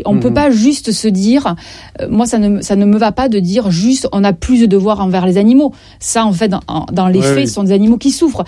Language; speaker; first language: French; native; French